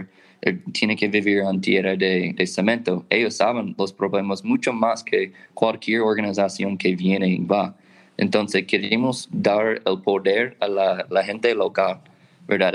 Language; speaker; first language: Spanish; non-native, fluent; English